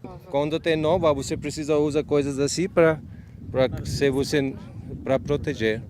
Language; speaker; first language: Portuguese; non-native, learner; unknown